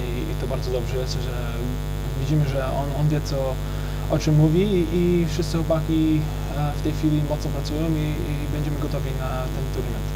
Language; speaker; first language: Polish; early bilingual, heritage; English